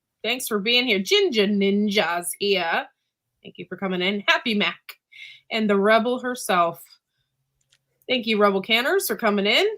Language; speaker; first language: English; native; English